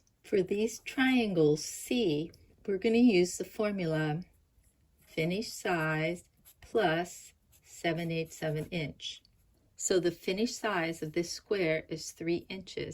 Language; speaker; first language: English; native; English